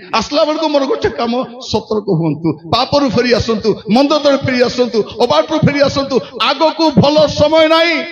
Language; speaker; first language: Odia; non-native, local second language; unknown